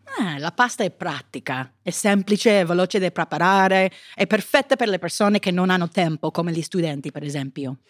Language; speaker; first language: Italian; non-native, fluent; English